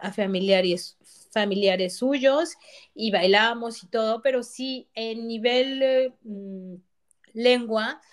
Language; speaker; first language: Spanish; native; Spanish